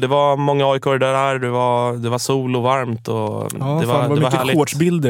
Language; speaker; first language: Swedish; native; Swedish